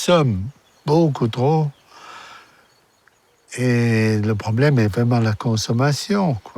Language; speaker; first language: French; non-native, fluent; German